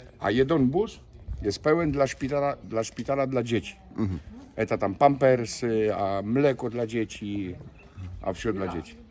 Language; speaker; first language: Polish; non-native, learner; Ukrainian